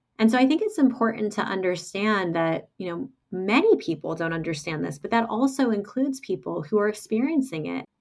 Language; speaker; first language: English; native; English